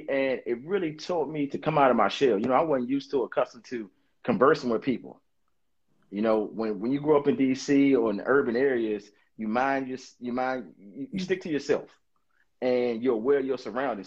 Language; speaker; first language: English; native; English